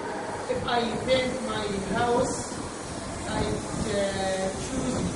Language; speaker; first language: English; non-native, learner; Arabic